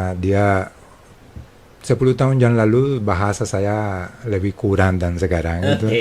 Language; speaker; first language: Indonesian; non-native, fluent; Spanish